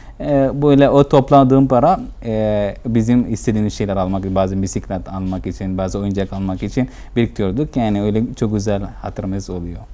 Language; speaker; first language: Turkish; non-native, fluent; Malayalam